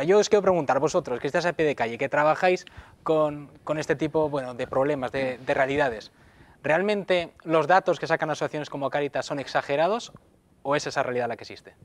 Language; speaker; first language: Spanish; native; Spanish